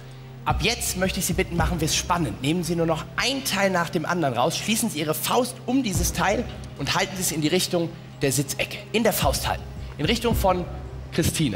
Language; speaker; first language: German; native; German